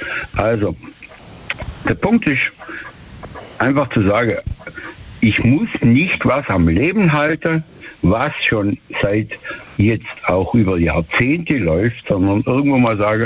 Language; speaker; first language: German; native; German